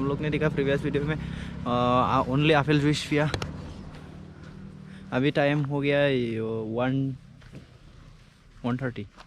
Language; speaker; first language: Hindi; non-native, local second language; Assamese